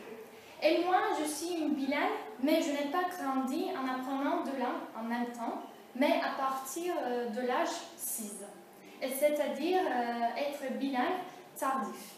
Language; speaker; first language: French; non-native, fluent; Turkish